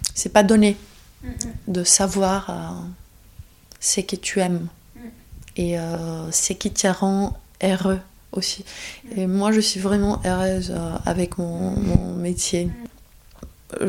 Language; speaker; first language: French; non-native, fluent; Greek